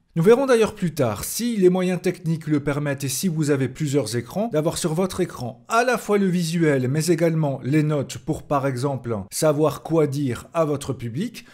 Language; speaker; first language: French; native; French